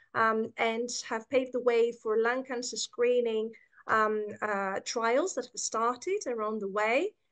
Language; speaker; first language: English; non-native, fluent; Greek